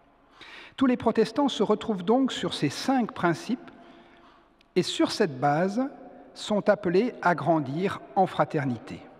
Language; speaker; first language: French; native; French